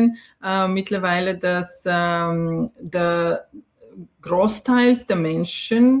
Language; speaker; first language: German; non-native, fluent; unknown